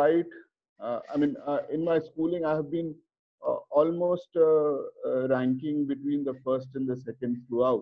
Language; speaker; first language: English; non-native, local second language; Hindi